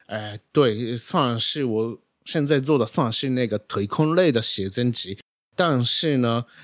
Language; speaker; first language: Chinese; non-native, fluent; Japanese